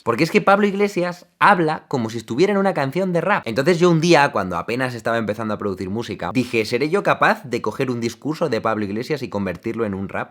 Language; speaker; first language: Spanish; native; Spanish